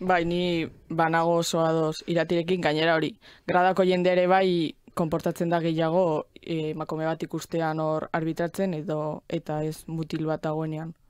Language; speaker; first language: Basque; non-native, local second language; Spanish